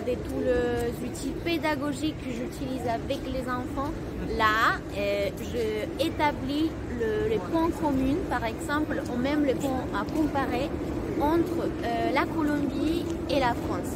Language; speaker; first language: French; non-native, fluent; Spanish